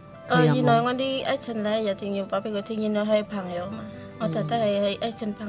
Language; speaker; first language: Chinese; non-native, learner; Indonesian